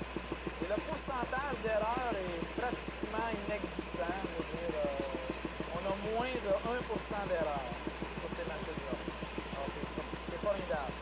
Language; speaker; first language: French; native; French